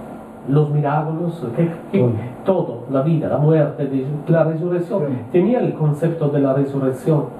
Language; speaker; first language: Spanish; non-native, learner; Italian